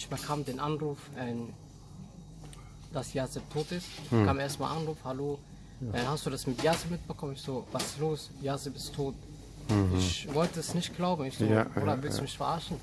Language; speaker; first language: German; early bilingual, other home language; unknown